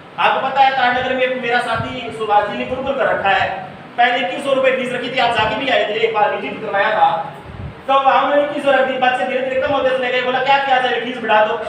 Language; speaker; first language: Hindi; native; Hindi